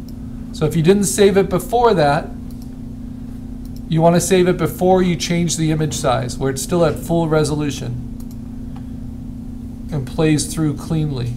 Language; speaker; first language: English; native; English